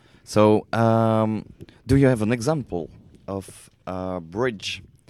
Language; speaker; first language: English; non-native, fluent; French